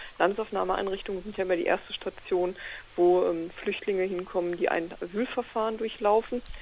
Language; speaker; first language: German; native; German